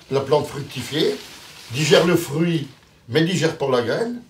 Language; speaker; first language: French; native; French